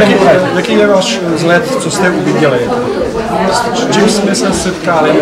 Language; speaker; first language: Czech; non-native, learner; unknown